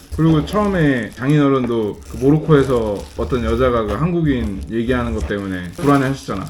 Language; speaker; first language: Korean; native; Korean